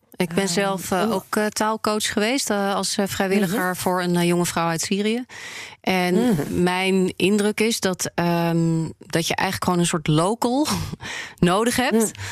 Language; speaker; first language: Dutch; native; Dutch